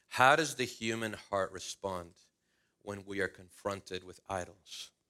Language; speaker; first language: English; early bilingual, other home language; Spanish